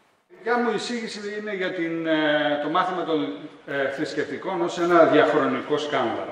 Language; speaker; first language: Greek; native; Greek